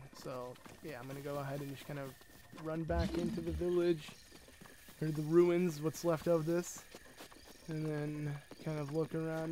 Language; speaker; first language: English; native; English